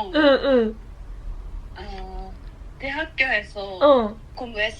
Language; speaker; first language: Korean; non-native, learner; Japanese